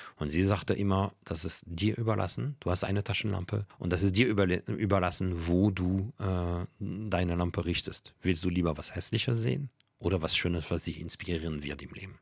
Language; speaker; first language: German; non-native, fluent; French